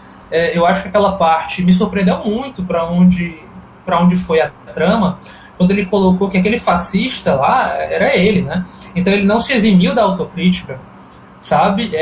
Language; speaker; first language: Portuguese; native; Portuguese